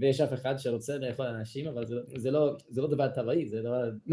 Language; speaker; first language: Hebrew; non-native, learner; English